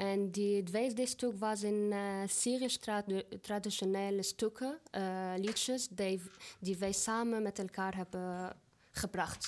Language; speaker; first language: Dutch; non-native, fluent; Arabic